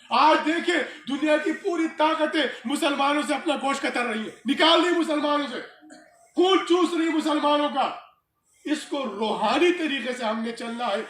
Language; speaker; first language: Urdu; non-native, local second language; Pashto